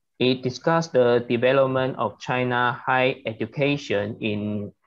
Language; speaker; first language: English; non-native, learner; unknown